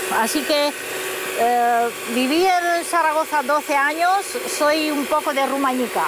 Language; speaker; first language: Spanish; non-native, fluent; Romanian